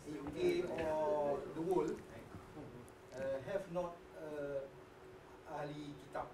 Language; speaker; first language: English; non-native, learner; Malay